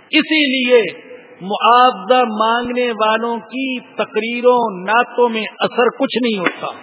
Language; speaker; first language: Urdu; non-native, local second language; Punjabi